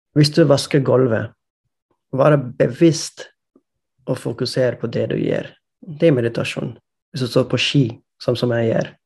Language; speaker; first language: Norwegian; non-native, fluent; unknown